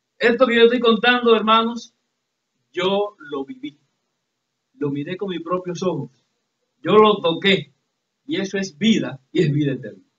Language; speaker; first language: Spanish; native; Spanish